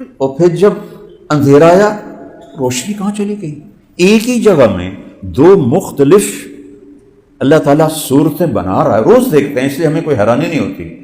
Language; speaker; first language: Urdu; non-native, local second language; Punjabi